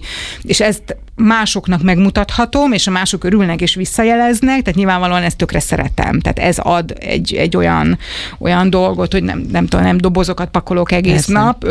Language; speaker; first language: Hungarian; native; Hungarian